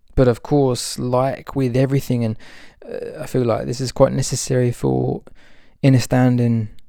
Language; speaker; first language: English; native; English